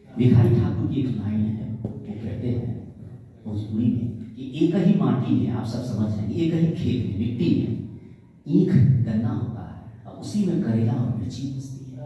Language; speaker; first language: Hindi; native; Hindi